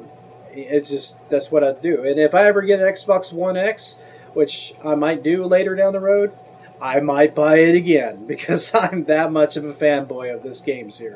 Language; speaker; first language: English; native; English